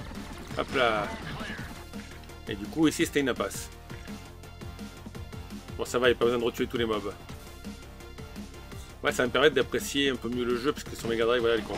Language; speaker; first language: French; native; French